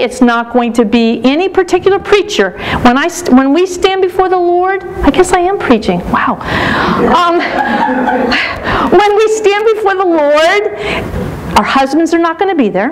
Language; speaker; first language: English; native; English